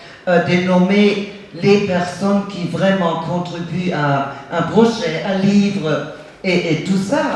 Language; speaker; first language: French; non-native, fluent; German